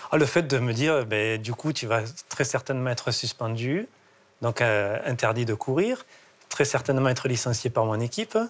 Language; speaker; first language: French; native; French